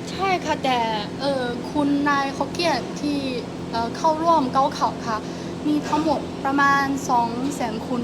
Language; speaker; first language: Thai; non-native, fluent; Chinese